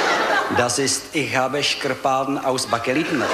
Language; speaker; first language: German; non-native, learner; Czech